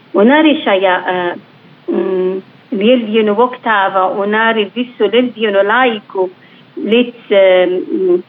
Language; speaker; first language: Latvian; non-native, fluent; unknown